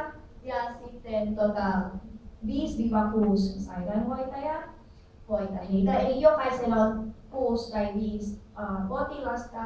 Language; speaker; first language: Finnish; non-native, learner; Filipino